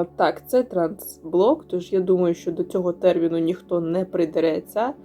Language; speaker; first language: Ukrainian; non-native, local second language; Russian